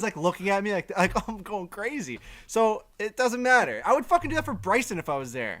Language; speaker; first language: English; native; English